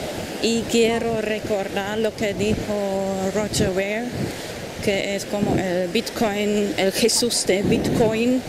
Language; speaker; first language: Spanish; non-native, fluent; German